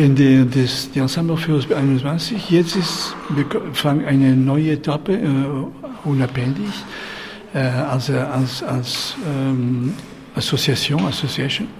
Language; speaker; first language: German; non-native, fluent; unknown